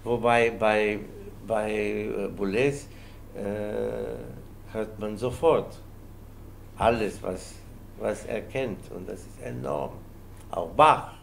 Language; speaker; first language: German; non-native, fluent; Spanish